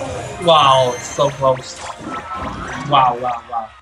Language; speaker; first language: English; non-native, learner; Vietnamese